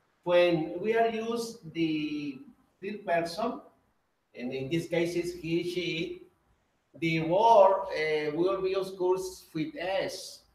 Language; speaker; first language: English; non-native, learner; Spanish